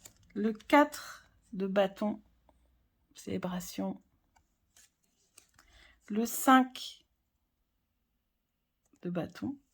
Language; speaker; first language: French; native; French